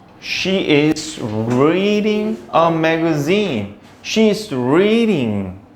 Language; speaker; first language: English; non-native, fluent; Korean